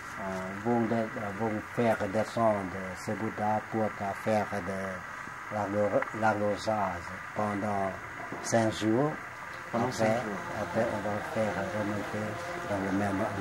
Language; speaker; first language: French; non-native, fluent; Lao